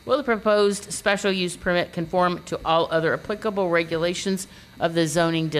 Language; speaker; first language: English; native; English